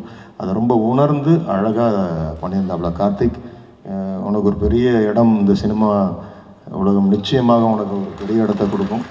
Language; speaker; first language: Tamil; native; Tamil